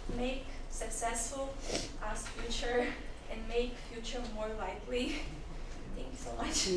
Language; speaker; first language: English; non-native, learner; Ukrainian